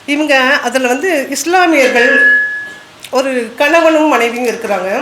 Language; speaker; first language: Tamil; non-native, local second language; Kannada